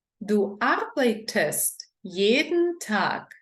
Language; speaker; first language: German; non-native, fluent; Ukrainian